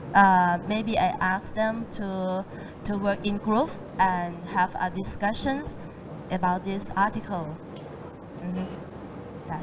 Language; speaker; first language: English; non-native, learner; Thai